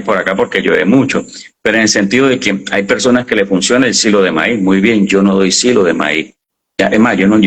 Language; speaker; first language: Spanish; native; Spanish